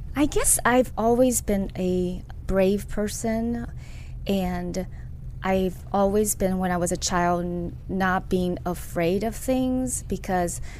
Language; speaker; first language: English; early bilingual, other home language; Chinese